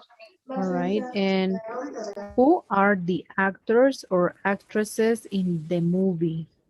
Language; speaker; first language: English; non-native, fluent; Spanish